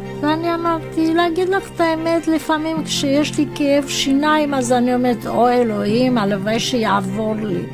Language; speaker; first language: Hebrew; non-native, fluent; Romanian